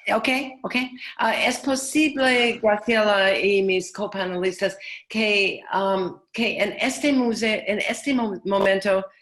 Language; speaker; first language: Spanish; non-native, learner; English